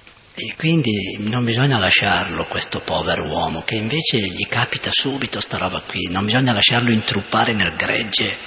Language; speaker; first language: Italian; native; Italian